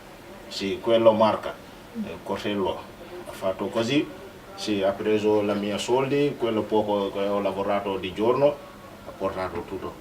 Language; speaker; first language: Italian; non-native, learner; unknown